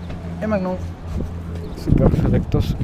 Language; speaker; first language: French; non-native, learner; Spanish